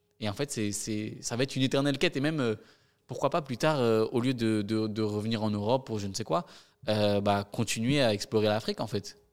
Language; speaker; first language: French; native; French